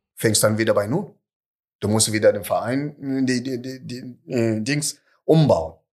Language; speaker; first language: German; non-native, fluent; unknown